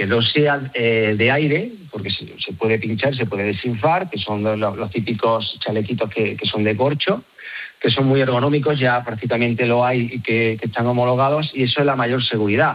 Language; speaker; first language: Spanish; native; Spanish